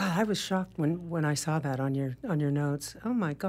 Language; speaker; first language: English; native; English